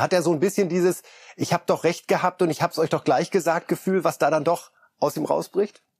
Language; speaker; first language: German; native; German